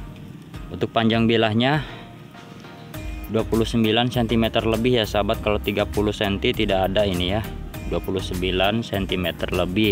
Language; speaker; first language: Indonesian; non-native, local second language; Sundanese